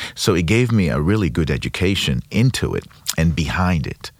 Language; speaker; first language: English; non-native, local second language; Yoruba